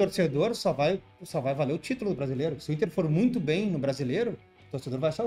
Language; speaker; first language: Portuguese; native; Portuguese